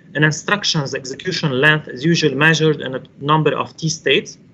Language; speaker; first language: English; non-native, local second language; Arabic